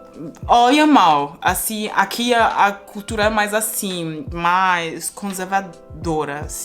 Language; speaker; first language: Portuguese; non-native, fluent; Spanish